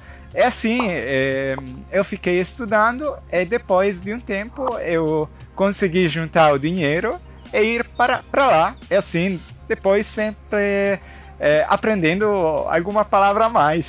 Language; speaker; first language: Portuguese; non-native, fluent; Italian